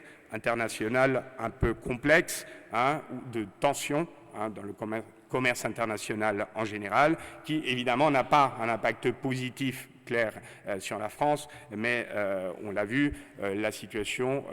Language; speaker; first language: French; native; French